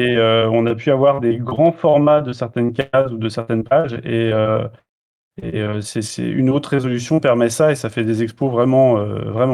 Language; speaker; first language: French; native; French